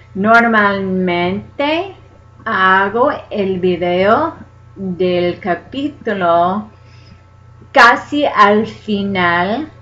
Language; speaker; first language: Spanish; non-native, fluent; English